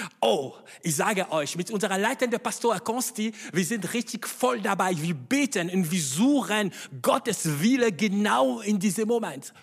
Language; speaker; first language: German; non-native, fluent; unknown